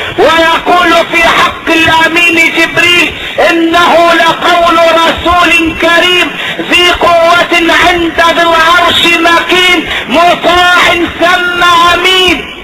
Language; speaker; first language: Arabic; native; Arabic